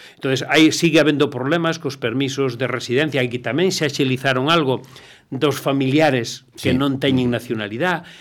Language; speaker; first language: Galician; non-native, local second language; Spanish